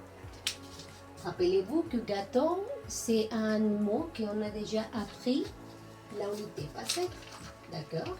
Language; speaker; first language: French; non-native, learner; Spanish